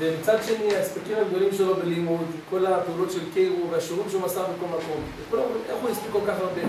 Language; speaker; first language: Hebrew; native; Hebrew